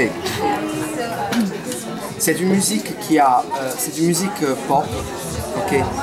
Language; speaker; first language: French; non-native, fluent; Italian